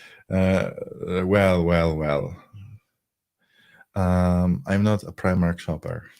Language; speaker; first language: English; non-native, fluent; Polish